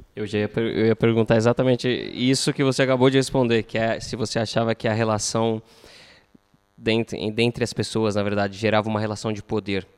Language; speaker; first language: Portuguese; native; Portuguese